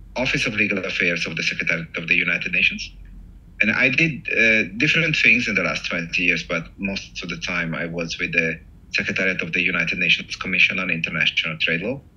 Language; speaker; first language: English; non-native, fluent; Italian